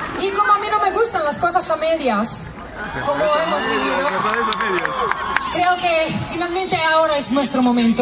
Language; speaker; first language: Spanish; non-native, fluent; Italian